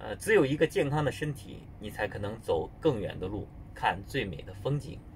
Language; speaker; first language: Chinese; native; Chinese